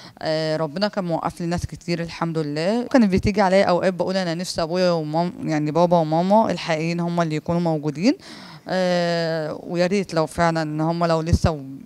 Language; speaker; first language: Arabic; native; Arabic